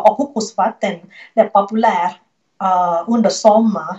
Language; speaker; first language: Swedish; non-native, learner; Thai